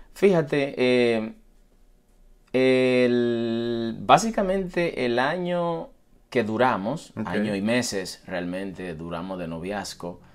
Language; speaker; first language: Spanish; native; Spanish